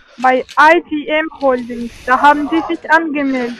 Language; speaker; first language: German; non-native, fluent; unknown